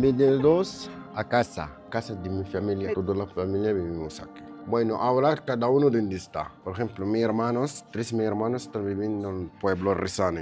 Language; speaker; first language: Spanish; non-native, learner; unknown